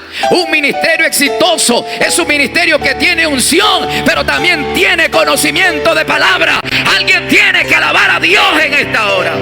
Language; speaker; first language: Spanish; native; Spanish